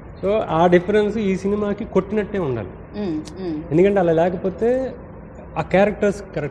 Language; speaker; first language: Telugu; native; Telugu